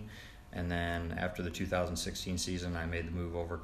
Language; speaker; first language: English; native; English